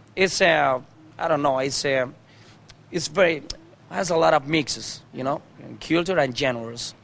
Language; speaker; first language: English; non-native, learner; Spanish